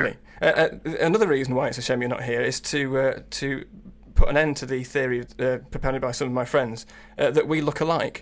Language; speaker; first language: English; native; English